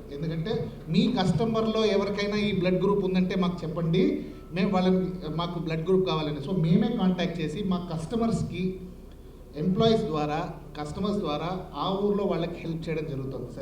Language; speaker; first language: Telugu; native; Telugu